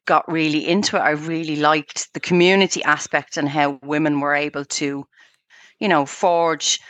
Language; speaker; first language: English; native; English